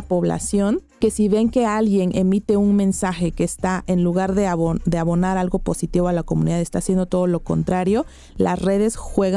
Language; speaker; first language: Spanish; native; Spanish